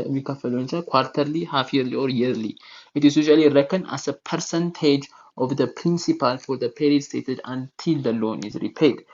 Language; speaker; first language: English; non-native, local second language; Amharic